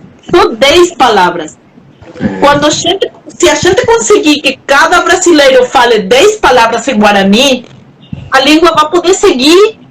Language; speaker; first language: Portuguese; non-native, local second language; Spanish